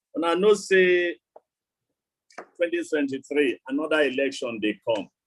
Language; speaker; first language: English; non-native, local second language; Yoruba